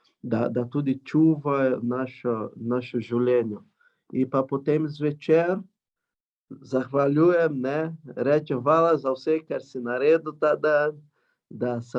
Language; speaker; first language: Slovenian; non-native, learner; Portuguese